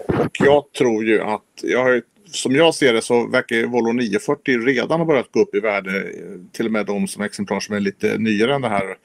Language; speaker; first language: Swedish; native; Swedish